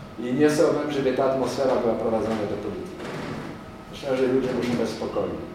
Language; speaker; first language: Polish; non-native, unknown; French